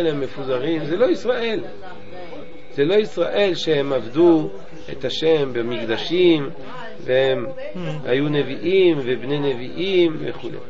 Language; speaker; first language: Hebrew; non-native, fluent; French